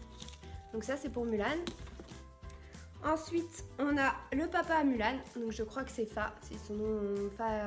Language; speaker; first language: French; native; French